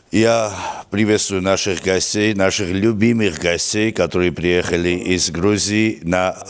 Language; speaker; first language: Russian; non-native, fluent; Armenian